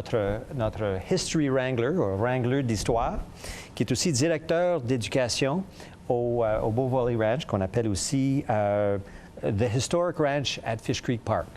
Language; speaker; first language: French; native; French